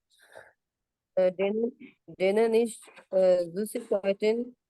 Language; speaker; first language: German; non-native, learner; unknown